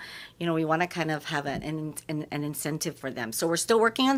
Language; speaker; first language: English; native; English